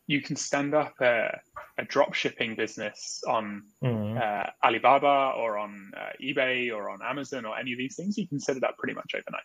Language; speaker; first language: English; native; English